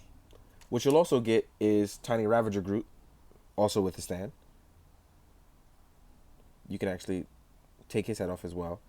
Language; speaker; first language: English; native; English